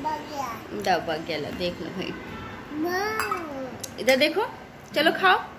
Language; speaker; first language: Hindi; native; Hindi